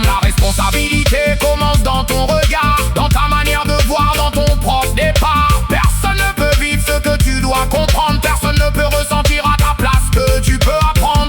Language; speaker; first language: French; native; French